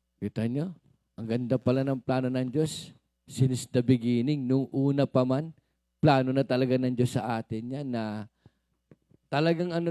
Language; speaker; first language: Filipino; native; Filipino